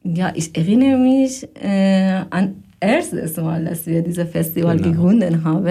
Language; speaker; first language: German; non-native, fluent; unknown